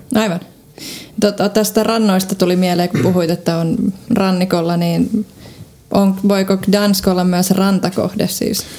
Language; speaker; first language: Finnish; native; Finnish